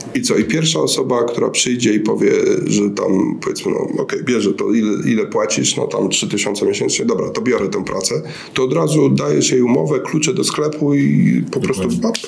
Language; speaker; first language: Polish; native; Polish